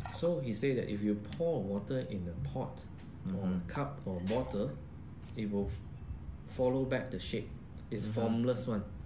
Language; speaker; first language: English; non-native, local second language; Cantonese